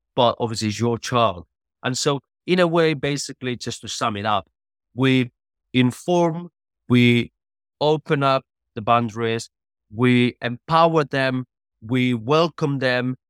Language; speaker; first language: English; non-native, fluent; Spanish